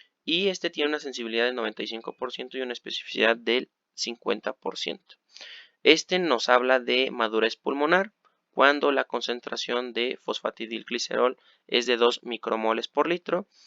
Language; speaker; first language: Spanish; native; Spanish